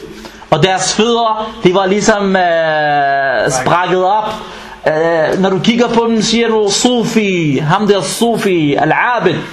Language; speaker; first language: Danish; non-native, fluent; Arabic